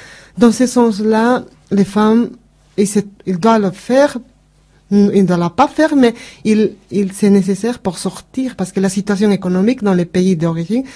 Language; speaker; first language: French; non-native, learner; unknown